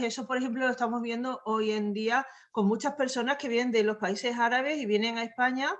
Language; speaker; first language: Spanish; native; Spanish